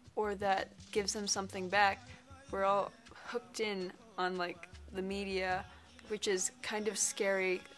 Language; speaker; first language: English; native; English